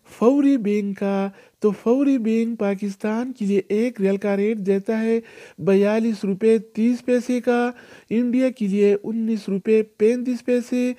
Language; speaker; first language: Urdu; non-native, local second language; Pashto